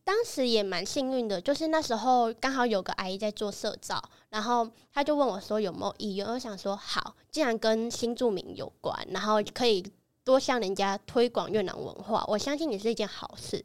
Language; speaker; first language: Chinese; early bilingual, other home language; Vietnamese